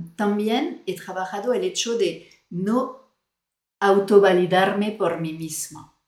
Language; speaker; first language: Spanish; non-native, fluent; French